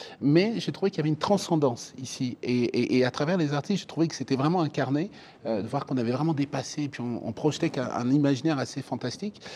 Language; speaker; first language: French; early bilingual, other home language; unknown